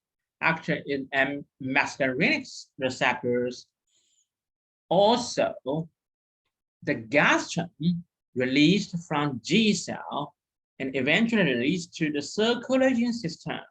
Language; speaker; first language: English; non-native, fluent; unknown